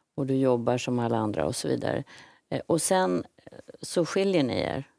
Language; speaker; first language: Swedish; native; Swedish